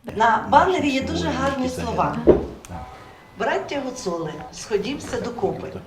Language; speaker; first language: Ukrainian; native; Ukrainian